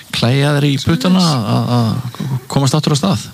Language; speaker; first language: Icelandic; native; Icelandic